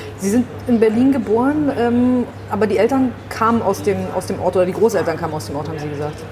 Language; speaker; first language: German; native; German